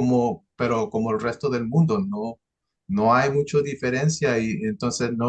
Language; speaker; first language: Spanish; early bilingual, heritage; English